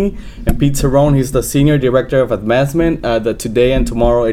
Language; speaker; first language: English; non-native, fluent; Spanish